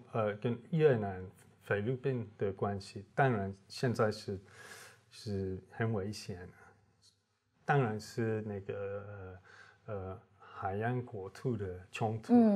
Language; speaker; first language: Chinese; non-native, fluent; English